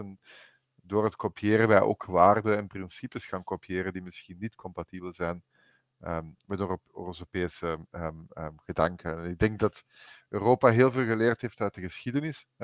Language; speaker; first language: Dutch; native; Dutch